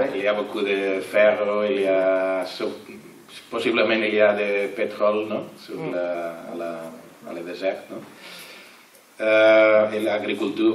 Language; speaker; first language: French; non-native, learner; Catalan